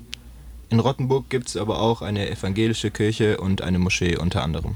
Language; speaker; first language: German; native; German